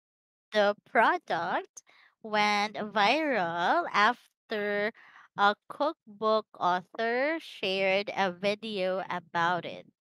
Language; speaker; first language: English; non-native, learner; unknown